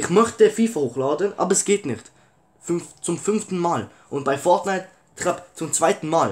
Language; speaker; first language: German; early bilingual, other home language; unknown